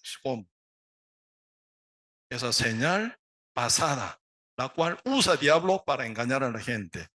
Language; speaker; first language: Spanish; non-native, learner; Korean